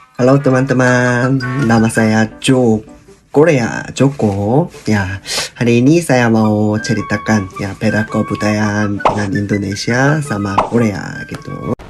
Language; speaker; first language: Indonesian; non-native, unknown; Korean